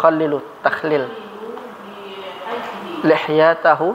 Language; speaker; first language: Arabic; non-native, fluent; Indonesian